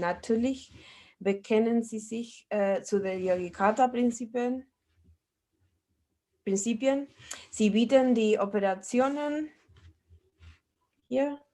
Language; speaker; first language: German; non-native, fluent; Spanish